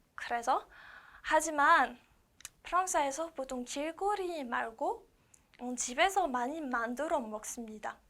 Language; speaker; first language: Korean; non-native, learner; French